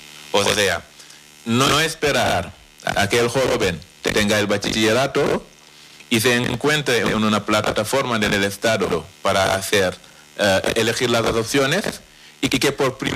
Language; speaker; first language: Spanish; non-native, fluent; Wolof